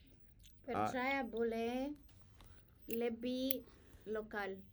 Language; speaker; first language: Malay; non-native, learner; English